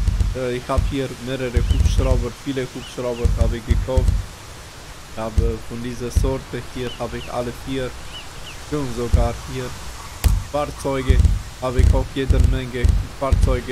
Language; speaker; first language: German; non-native, fluent; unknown